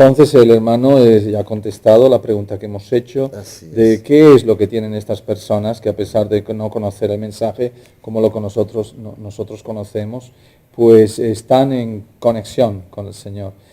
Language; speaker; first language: Spanish; native; Spanish